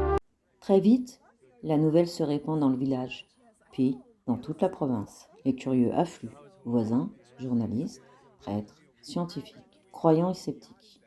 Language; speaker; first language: French; native; French